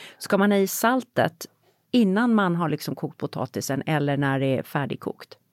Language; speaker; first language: Swedish; native; Swedish